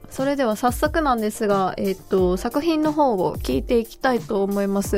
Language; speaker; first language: Japanese; native; Japanese